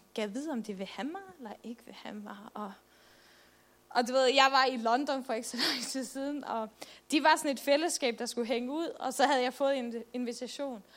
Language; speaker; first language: Danish; non-native, local second language; Faroese